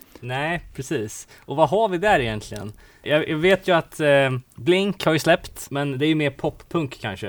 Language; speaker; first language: Swedish; native; Swedish